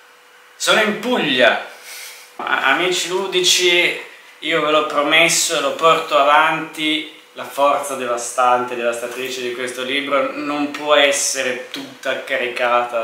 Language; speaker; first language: Italian; native; Italian